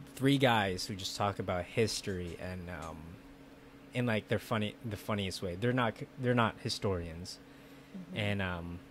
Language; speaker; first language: English; early bilingual, other home language; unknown